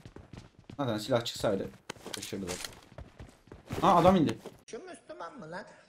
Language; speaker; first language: Turkish; native; Turkish